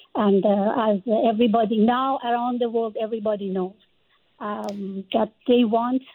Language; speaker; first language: English; non-native, fluent; Persian